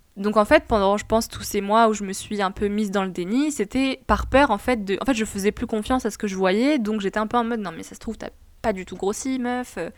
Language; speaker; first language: French; non-native, local second language; Arabic